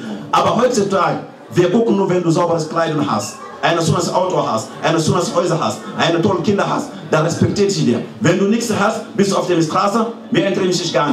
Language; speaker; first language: German; non-native, learner; Fula